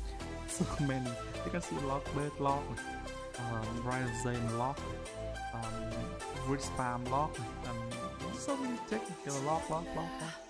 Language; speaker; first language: English; non-native, learner; Vietnamese